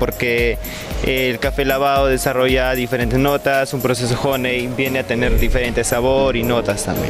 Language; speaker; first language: Spanish; native; Spanish